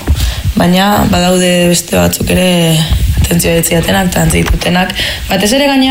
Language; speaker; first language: Basque; native; Basque